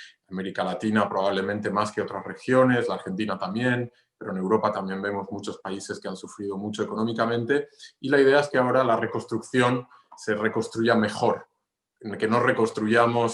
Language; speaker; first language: Spanish; non-native, fluent; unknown